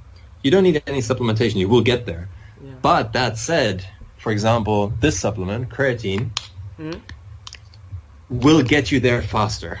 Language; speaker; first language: English; non-native, fluent; German